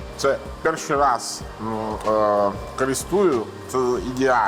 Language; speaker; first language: Ukrainian; non-native, learner; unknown